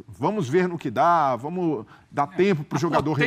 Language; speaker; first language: Portuguese; native; Portuguese